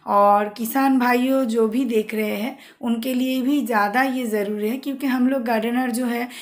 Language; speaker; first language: Hindi; non-native, local second language; Bangla